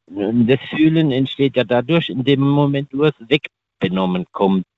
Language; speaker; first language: German; native; German